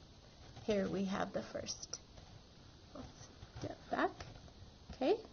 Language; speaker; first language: English; native; English